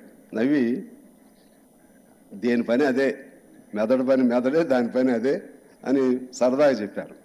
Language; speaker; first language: Telugu; native; Telugu